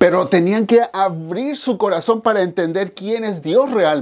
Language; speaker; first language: Spanish; native; Spanish